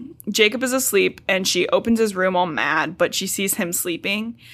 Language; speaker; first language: English; native; English